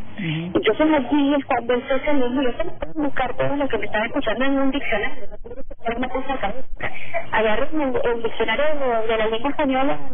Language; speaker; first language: Spanish; native; Spanish